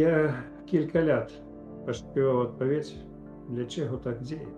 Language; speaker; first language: Polish; non-native, fluent; Ukrainian